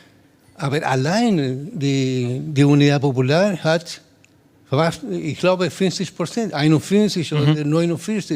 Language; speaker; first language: German; non-native, learner; Spanish